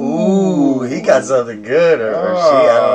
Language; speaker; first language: English; native; English